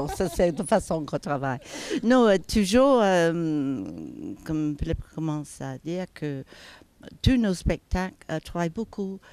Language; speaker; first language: French; non-native, fluent; English